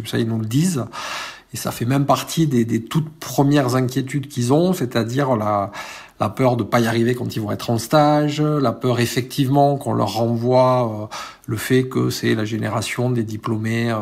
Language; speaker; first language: French; native; French